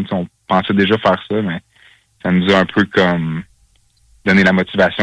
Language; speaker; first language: French; native; French